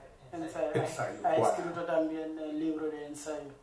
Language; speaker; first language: Spanish; non-native, fluent; Wolof